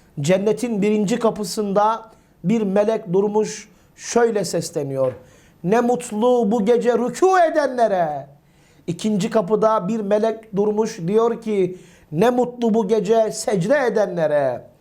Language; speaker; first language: Turkish; native; Turkish